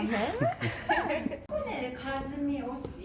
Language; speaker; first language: French; non-native, learner; Japanese